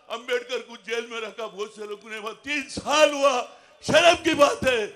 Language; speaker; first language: Hindi; non-native, local second language; Telugu